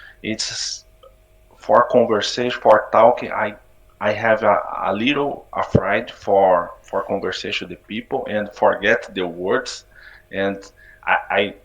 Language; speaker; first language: English; non-native, learner; Portuguese